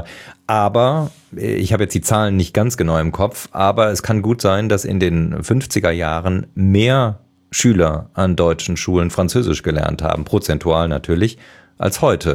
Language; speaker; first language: German; native; German